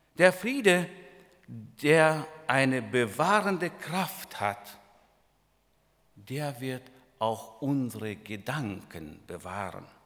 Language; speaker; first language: German; non-native, fluent; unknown